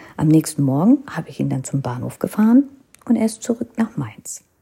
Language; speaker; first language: German; non-native, fluent; Hindi